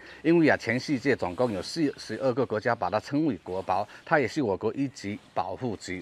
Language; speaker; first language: Chinese; native; Chinese